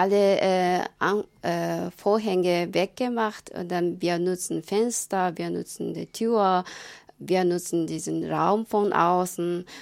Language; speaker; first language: German; non-native, learner; Japanese